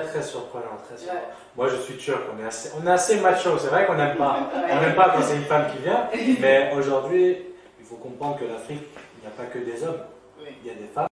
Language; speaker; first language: French; early bilingual, other home language; Turkish